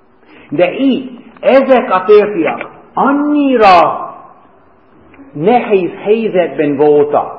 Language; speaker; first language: Hungarian; non-native, fluent; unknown